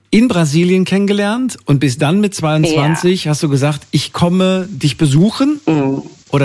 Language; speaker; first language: German; native; German